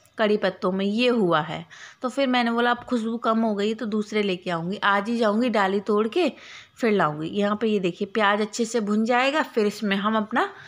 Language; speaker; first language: Hindi; native; Hindi